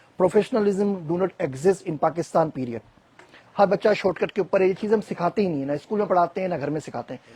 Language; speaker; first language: Urdu; native; Urdu